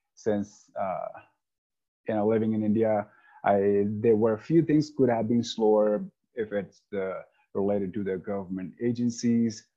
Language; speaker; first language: English; non-native, local second language; Hindi